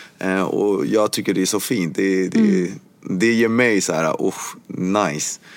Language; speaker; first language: Swedish; early bilingual, other home language; Spanish